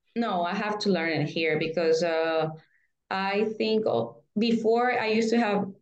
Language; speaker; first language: English; non-native, fluent; Spanish